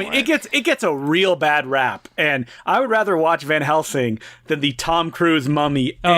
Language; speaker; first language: English; native; English